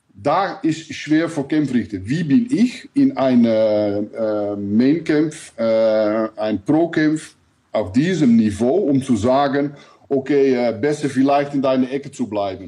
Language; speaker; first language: German; non-native, learner; Dutch